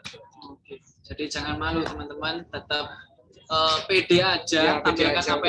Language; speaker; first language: Indonesian; native; Indonesian